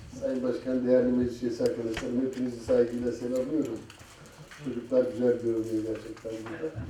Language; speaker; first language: Turkish; native; Turkish